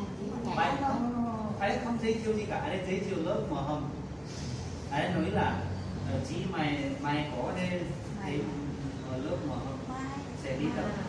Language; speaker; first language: Vietnamese; non-native, learner; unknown